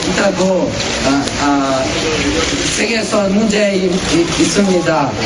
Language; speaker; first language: Korean; non-native, learner; Portuguese